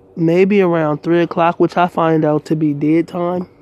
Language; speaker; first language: English; native; English